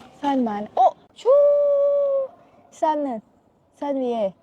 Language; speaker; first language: Korean; non-native, learner; Thai